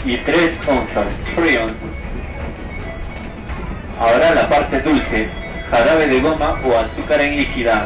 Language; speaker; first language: Spanish; native; Spanish